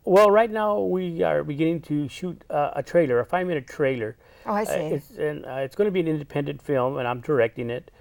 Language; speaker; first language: English; native; English